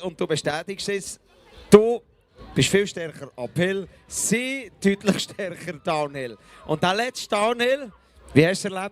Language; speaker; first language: German; native; German